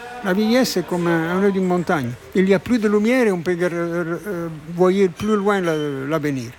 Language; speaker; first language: French; non-native, fluent; Italian